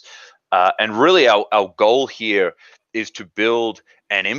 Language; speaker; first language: English; native; English